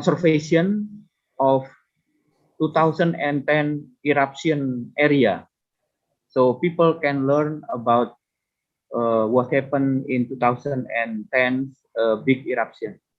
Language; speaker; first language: English; non-native, fluent; Indonesian